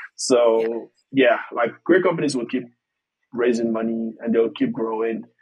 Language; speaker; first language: English; non-native, fluent; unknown